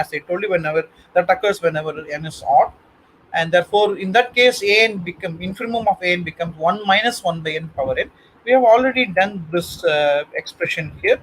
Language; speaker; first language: English; non-native, local second language; Tamil